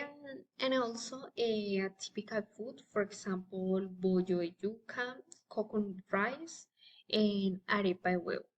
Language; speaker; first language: English; non-native, learner; Spanish